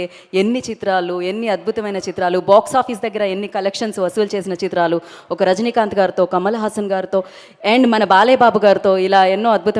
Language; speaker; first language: Telugu; native; Telugu